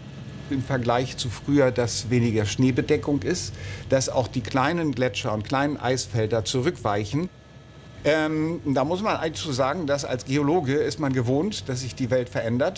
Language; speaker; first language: German; native; German